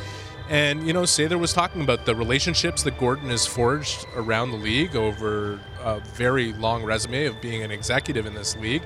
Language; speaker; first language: English; native; English